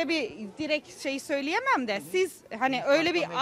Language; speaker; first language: Turkish; early bilingual, heritage; Turkish